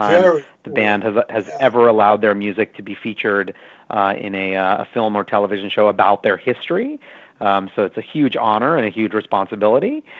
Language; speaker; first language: English; native; English